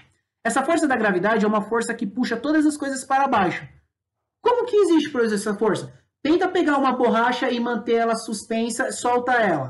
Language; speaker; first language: Portuguese; native; Portuguese